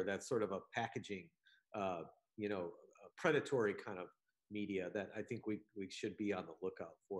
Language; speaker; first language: English; native; English